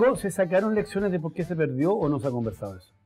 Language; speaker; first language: Spanish; native; Spanish